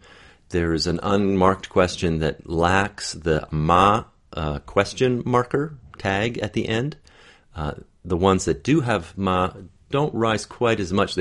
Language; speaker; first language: English; native; English